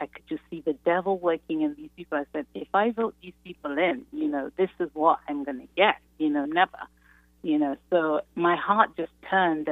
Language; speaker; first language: English; non-native, local second language; Yoruba